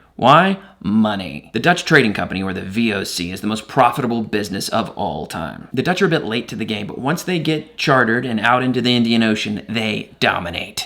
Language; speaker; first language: English; native; English